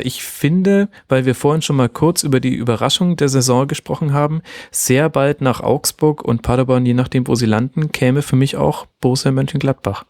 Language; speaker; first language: German; native; German